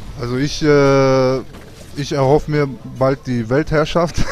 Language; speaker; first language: German; native; German